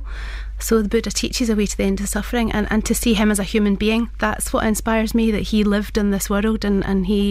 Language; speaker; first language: English; native; English